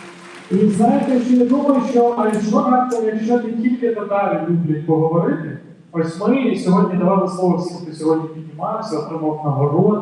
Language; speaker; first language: Ukrainian; native; Ukrainian